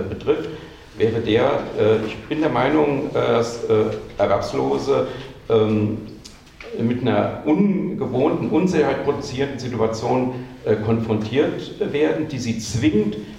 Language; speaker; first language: German; native; German